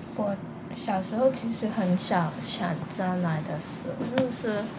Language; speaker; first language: Chinese; non-native, fluent; Cantonese